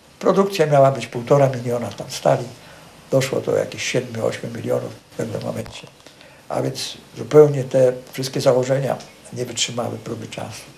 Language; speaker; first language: Polish; native; Polish